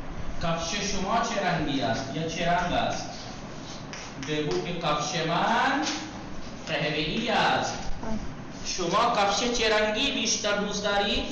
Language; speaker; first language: Persian; non-native, fluent; Urdu